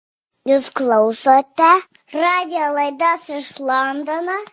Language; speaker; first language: Lithuanian; early bilingual, heritage; Lithuanian